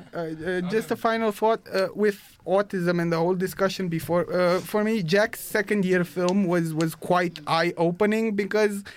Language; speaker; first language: English; non-native, fluent; Romanian